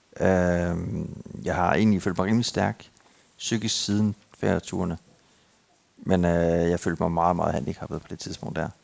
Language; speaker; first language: Danish; native; Danish